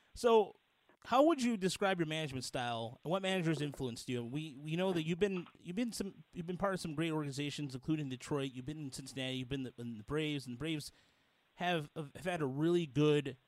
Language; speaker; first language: English; early bilingual, other home language; Spanish